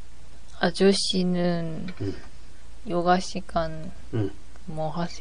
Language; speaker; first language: Korean; non-native, learner; Japanese